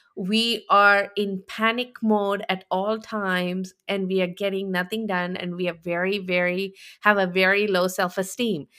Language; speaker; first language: English; native; English